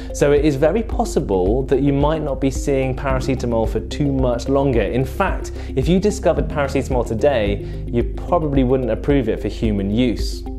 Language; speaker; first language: English; native; English